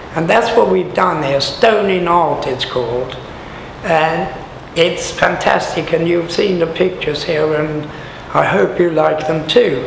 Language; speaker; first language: English; non-native, fluent; Swedish